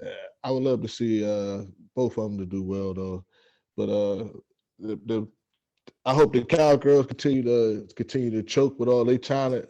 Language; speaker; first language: English; native; English